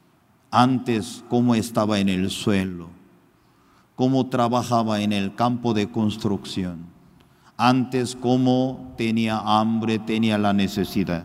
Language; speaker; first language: Spanish; non-native, fluent; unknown